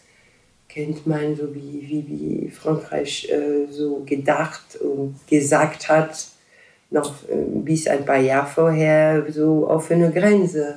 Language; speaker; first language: German; non-native, learner; French